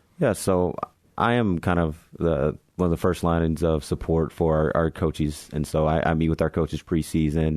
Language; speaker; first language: English; native; English